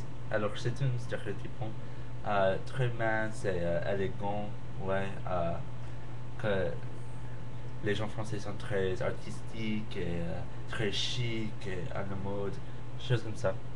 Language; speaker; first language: French; non-native, learner; English